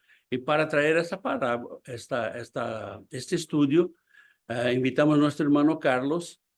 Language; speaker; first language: Spanish; non-native, fluent; Portuguese